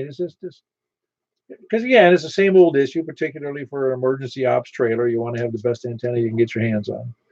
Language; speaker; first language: English; native; English